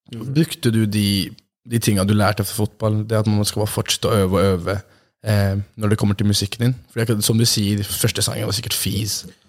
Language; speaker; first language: Norwegian; native; Norwegian